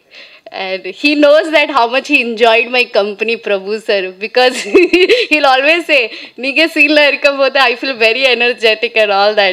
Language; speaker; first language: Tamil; non-native, fluent; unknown